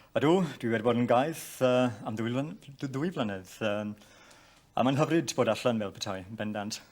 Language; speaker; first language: Welsh; non-native, local second language; English